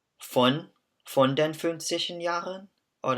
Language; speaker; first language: German; non-native, learner; English